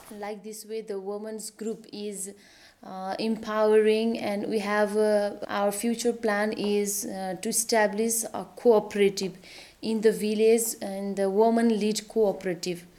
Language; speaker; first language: English; non-native, fluent; Nepali